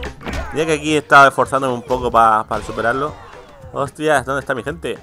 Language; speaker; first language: Spanish; native; Spanish